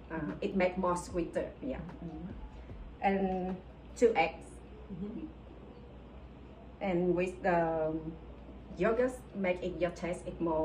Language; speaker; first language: English; non-native, learner; Vietnamese